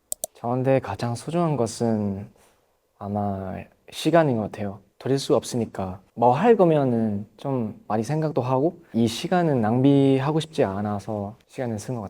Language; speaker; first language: Korean; non-native, fluent; Thai